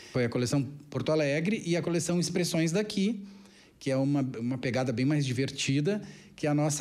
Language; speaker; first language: Portuguese; native; Portuguese